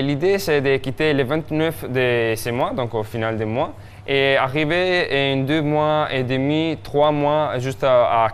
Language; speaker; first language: French; non-native, fluent; Italian